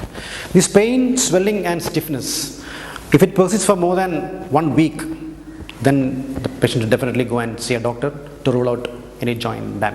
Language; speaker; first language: English; non-native, local second language; Malayalam